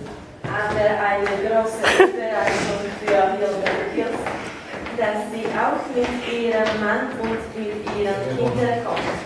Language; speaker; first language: German; non-native, learner; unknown